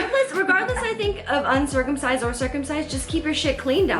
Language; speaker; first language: English; native; English